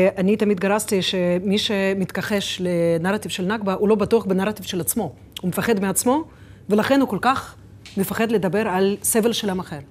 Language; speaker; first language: Hebrew; non-native, fluent; Russian